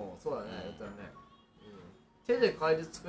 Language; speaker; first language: Japanese; native; Japanese